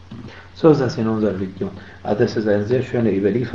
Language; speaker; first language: German; non-native, fluent; Arabic